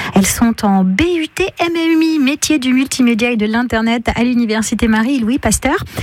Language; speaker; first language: French; native; French